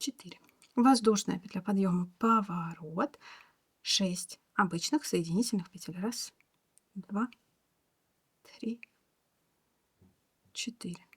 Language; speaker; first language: Russian; native; Russian